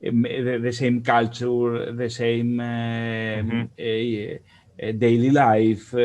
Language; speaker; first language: English; non-native, fluent; Greek